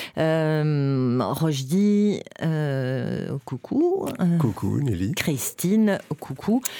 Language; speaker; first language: French; native; French